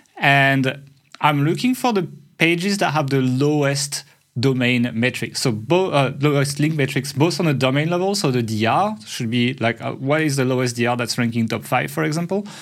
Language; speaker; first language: English; non-native, fluent; French